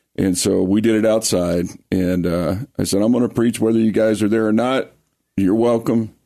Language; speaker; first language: English; native; English